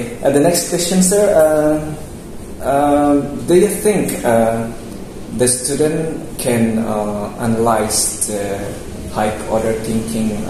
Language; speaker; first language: English; non-native, local second language; Indonesian